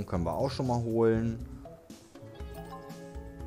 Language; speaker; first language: German; native; German